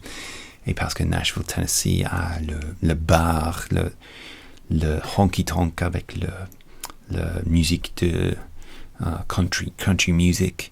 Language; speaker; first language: French; non-native, learner; English